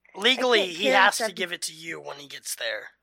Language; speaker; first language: English; native; English